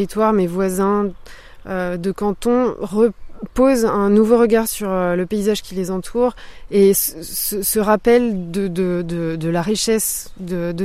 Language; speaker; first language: French; native; French